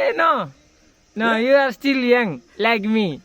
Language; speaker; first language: English; non-native, learner; Malayalam